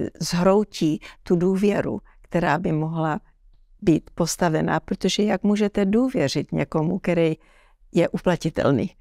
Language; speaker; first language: Czech; early bilingual, heritage; Czech